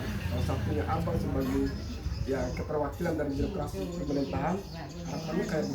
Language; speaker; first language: Indonesian; non-native, local second language; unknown